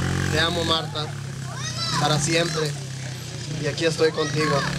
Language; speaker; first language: Spanish; native; Spanish